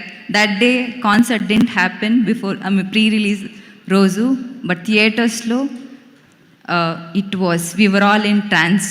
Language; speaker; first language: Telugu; non-native, local second language; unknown